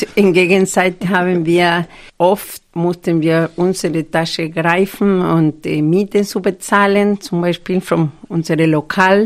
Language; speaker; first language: German; non-native, fluent; Spanish